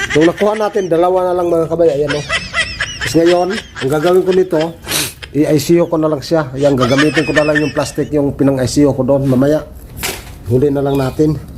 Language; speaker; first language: Filipino; native; Filipino